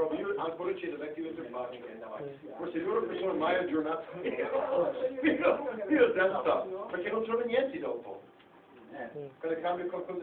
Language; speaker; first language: Italian; non-native, learner; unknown